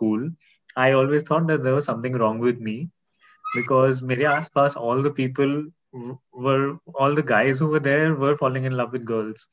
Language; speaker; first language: English; non-native, local second language; Hindi